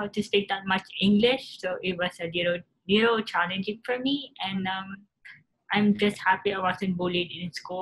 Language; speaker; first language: English; non-native, local second language; Filipino